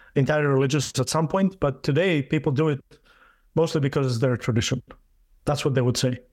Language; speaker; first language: English; non-native, fluent; Greek